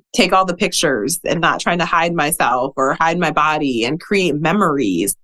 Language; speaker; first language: English; native; English